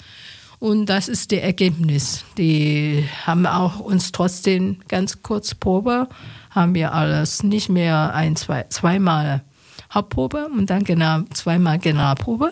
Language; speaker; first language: German; non-native, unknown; Chinese